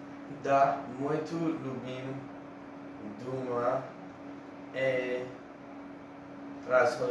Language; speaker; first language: Bulgarian; early bilingual, heritage; English